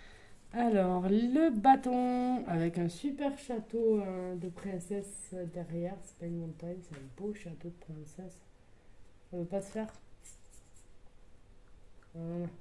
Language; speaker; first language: French; native; French